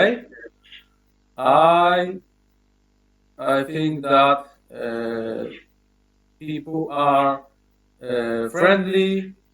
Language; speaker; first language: English; non-native, learner; Polish